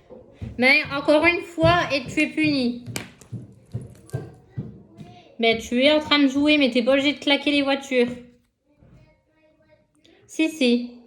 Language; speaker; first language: French; native; French